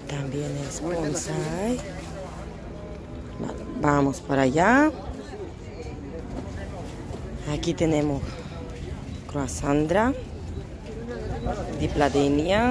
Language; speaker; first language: Spanish; non-native, fluent; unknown